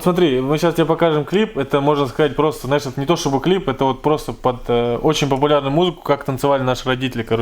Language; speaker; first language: Russian; native; Russian